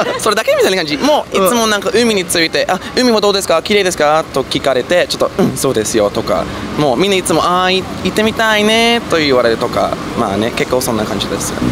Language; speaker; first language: Japanese; native; Japanese